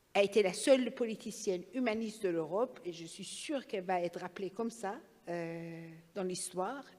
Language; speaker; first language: French; non-native, fluent; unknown